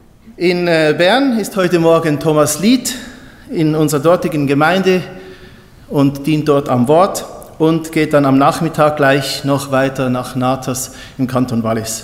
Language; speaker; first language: German; native; German